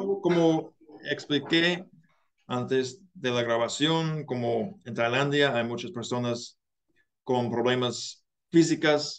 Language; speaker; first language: Spanish; non-native, learner; English